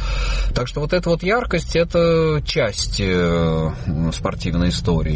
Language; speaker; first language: Russian; native; Russian